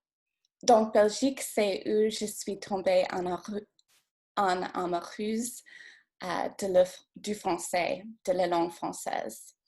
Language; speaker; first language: French; non-native, fluent; English